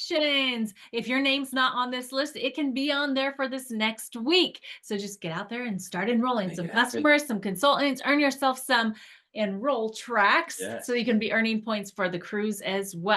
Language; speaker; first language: English; native; English